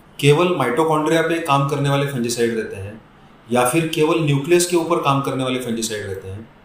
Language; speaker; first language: Hindi; non-native, local second language; Marathi